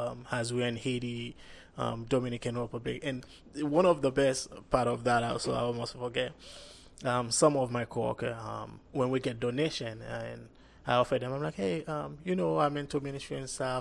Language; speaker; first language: English; non-native, fluent; Haitian Creole